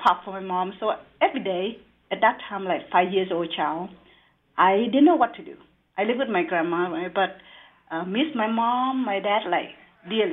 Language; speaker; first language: English; non-native, learner; Vietnamese